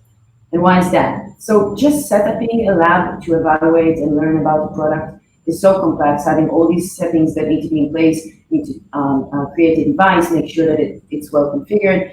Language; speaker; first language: English; non-native, fluent; Hebrew